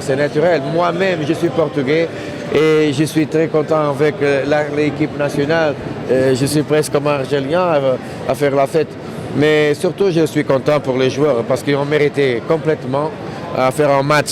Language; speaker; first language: French; non-native, fluent; Portuguese